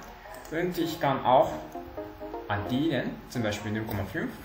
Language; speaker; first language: German; non-native, learner; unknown